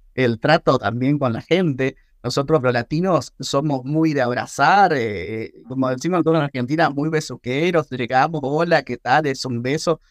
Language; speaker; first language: Spanish; native; Spanish